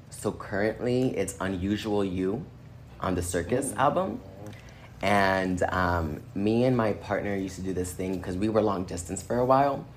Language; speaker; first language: English; native; English